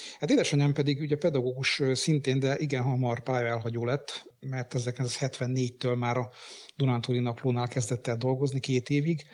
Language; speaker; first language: Hungarian; native; Hungarian